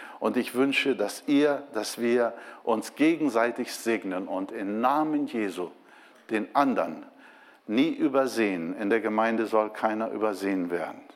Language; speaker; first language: German; non-native, fluent; Portuguese